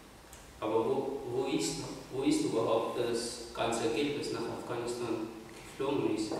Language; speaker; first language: German; non-native, fluent; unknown